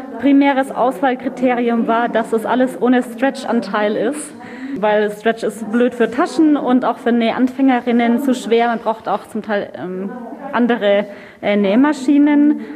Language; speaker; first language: German; native; German